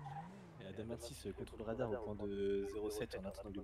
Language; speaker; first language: French; native; French